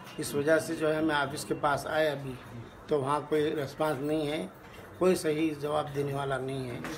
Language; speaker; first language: Hindi; non-native, local second language; Urdu